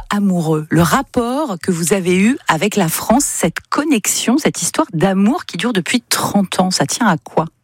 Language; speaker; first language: French; native; French